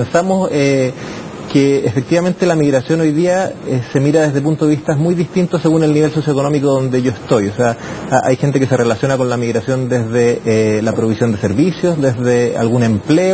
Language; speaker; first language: Spanish; native; Spanish